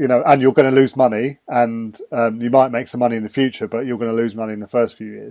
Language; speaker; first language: English; native; English